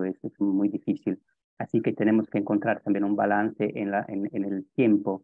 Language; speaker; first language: Spanish; non-native, fluent; Italian